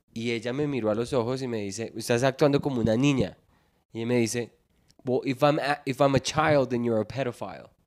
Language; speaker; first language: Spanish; native; Spanish